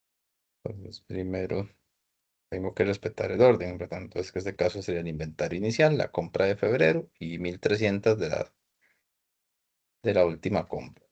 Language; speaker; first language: Spanish; native; Spanish